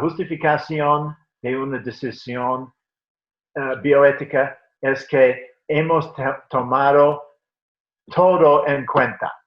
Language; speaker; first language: Spanish; non-native, fluent; English